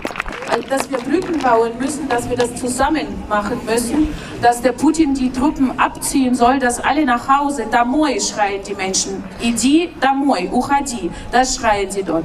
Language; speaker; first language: German; non-native, fluent; Russian